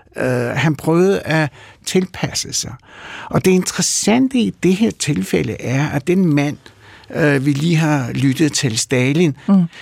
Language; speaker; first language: Danish; early bilingual, other home language; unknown